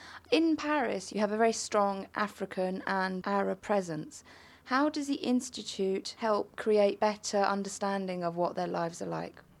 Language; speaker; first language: English; native; English